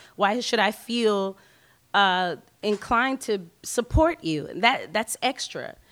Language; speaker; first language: English; native; English